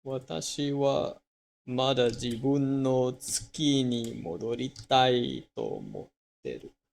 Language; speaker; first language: Japanese; non-native, learner; English